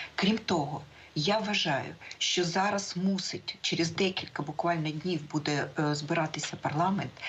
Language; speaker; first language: Ukrainian; native; Ukrainian